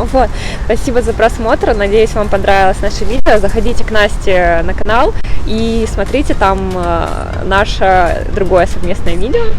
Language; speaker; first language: Russian; native; Russian